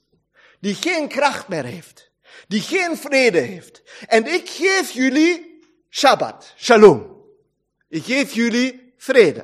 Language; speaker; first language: Dutch; non-native, fluent; German